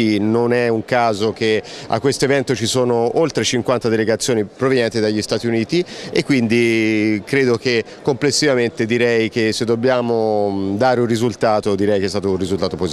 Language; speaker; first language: Italian; native; Italian